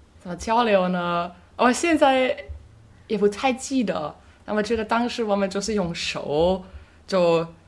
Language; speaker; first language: Chinese; non-native, fluent; German